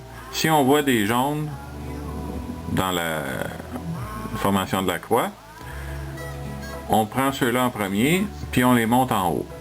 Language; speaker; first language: French; native; French